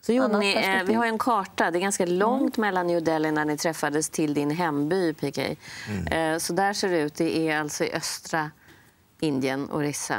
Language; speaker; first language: Swedish; native; Swedish